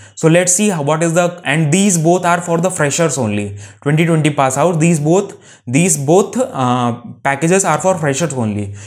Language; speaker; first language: English; non-native, local second language; Hindi